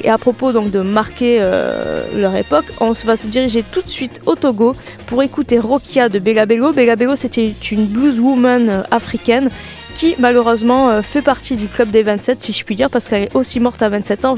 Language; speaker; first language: French; native; French